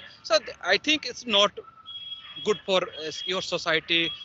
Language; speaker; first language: English; non-native, learner; Hindi